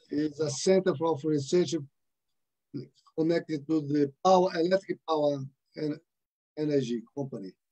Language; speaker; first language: English; non-native, fluent; Portuguese